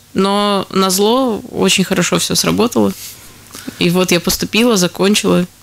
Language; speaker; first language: Russian; native; Russian